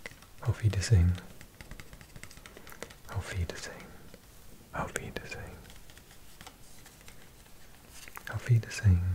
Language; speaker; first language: German; non-native, learner; Welsh